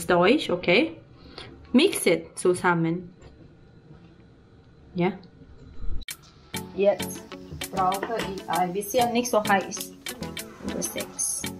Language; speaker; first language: German; non-native, learner; Thai